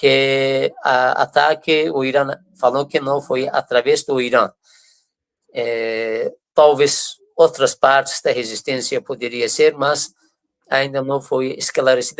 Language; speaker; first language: Portuguese; non-native, fluent; Persian